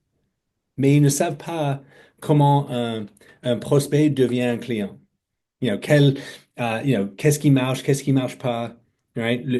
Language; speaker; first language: French; non-native, fluent; English